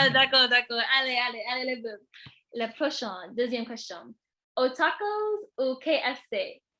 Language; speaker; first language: French; non-native, learner; English